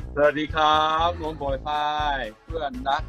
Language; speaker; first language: Thai; non-native, fluent; English